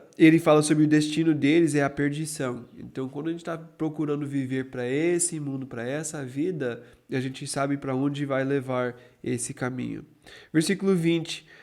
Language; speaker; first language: Portuguese; non-native, fluent; English